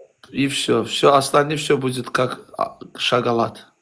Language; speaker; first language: Russian; non-native, learner; Azerbaijani